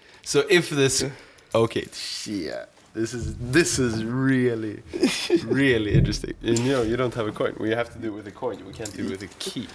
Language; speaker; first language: English; non-native, fluent; Swedish